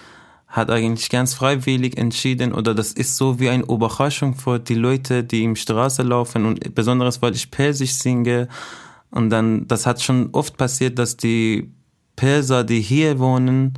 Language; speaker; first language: German; non-native, fluent; Persian